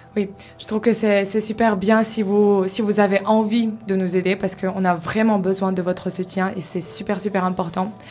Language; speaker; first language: French; non-native, fluent; Ukrainian